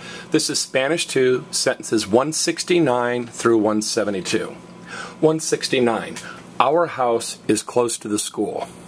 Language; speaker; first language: English; native; English